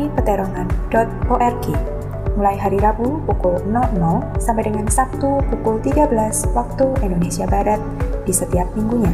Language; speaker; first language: Indonesian; native; Indonesian